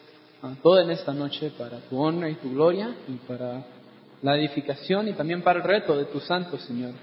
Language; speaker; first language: Spanish; non-native, fluent; English